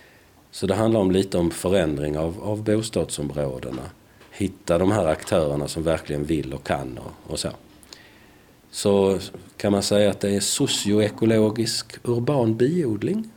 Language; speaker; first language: Swedish; native; Swedish